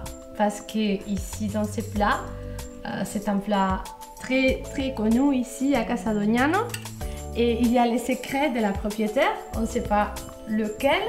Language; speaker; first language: French; non-native, fluent; Spanish